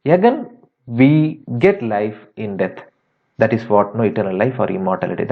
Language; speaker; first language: English; non-native, local second language; Tamil